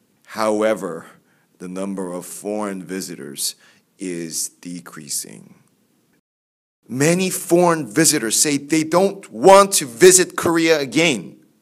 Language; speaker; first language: English; non-native, fluent; Korean